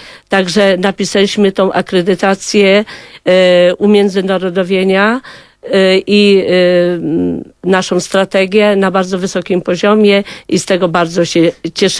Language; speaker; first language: Polish; non-native, local second language; Kashubian